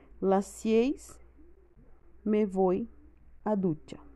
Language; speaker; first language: Spanish; non-native, learner; Portuguese